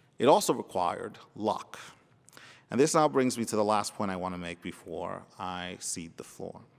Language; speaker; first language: English; early bilingual, other home language; Spanish